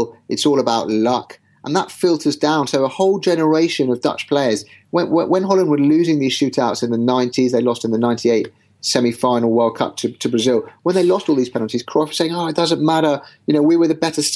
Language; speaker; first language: English; native; English